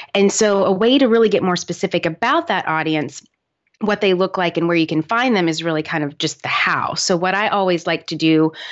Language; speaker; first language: English; native; English